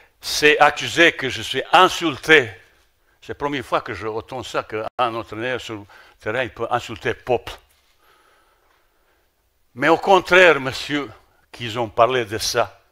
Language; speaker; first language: French; non-native, fluent; Bosnian